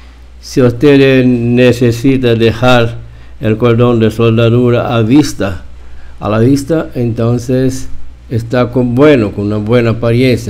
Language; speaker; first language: Spanish; non-native, fluent; Portuguese